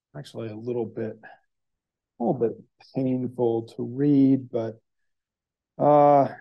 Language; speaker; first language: English; native; English